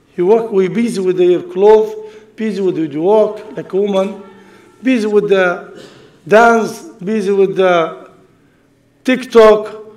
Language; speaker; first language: English; non-native, learner; Arabic